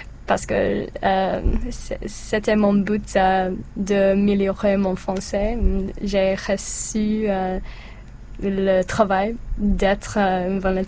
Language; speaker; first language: French; non-native, learner; English